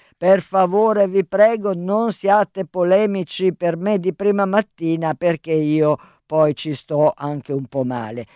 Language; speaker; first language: Italian; native; Italian